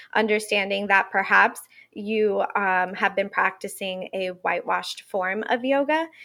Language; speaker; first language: English; non-native, fluent; Spanish